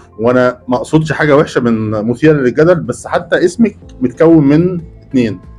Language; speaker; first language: Egyptian Arabic; native; Egyptian Arabic